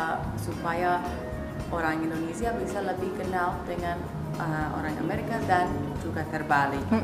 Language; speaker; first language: Indonesian; non-native, fluent; English